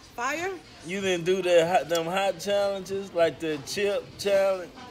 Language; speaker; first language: English; native; English